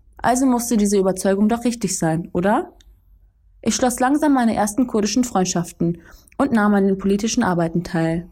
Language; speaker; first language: German; early bilingual, other home language; Kurdish